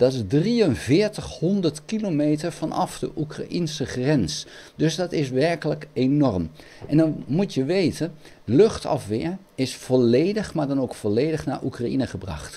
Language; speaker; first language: Dutch; native; Dutch